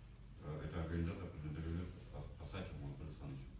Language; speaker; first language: Russian; native; Russian